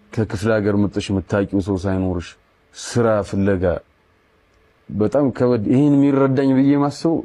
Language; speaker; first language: Amharic; native; Amharic